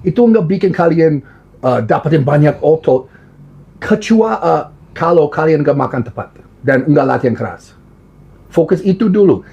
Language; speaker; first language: Indonesian; non-native, learner; English